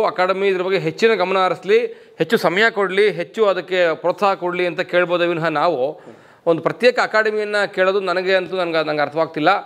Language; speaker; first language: Kannada; native; Kannada